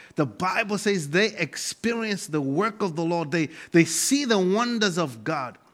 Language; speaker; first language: English; non-native, local second language; Nyanja